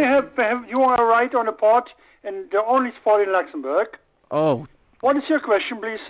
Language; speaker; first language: English; non-native, learner; Luxembourgish